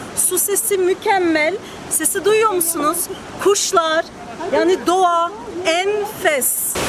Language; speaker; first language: Turkish; early bilingual, heritage; Turkish